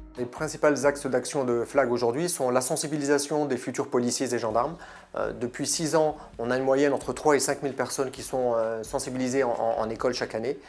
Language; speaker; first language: French; native; French